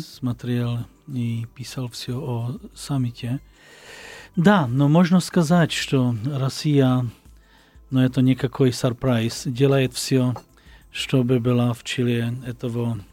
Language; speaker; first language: Russian; non-native, learner; Slovak